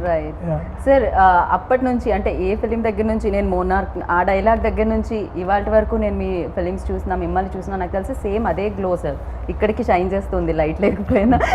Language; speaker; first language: Telugu; native; Telugu